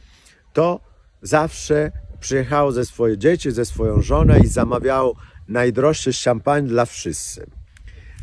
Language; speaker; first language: Polish; non-native, fluent; Italian